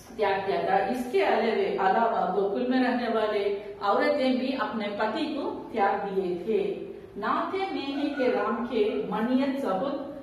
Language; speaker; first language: Hindi; non-native, local second language; Tamil